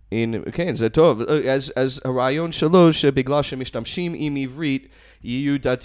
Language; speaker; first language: Hebrew; non-native, fluent; English